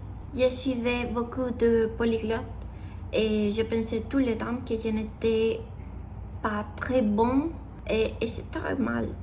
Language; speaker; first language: French; non-native, learner; Spanish